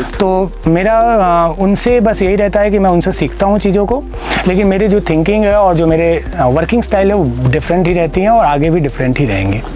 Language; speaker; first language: Hindi; native; Hindi